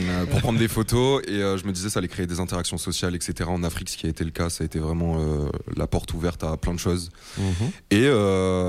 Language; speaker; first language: French; native; French